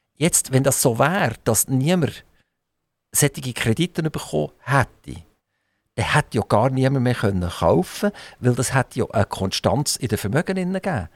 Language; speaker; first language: German; native; German